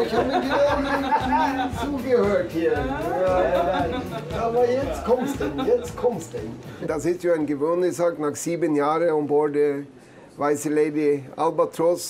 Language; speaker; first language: German; non-native, fluent; Norwegian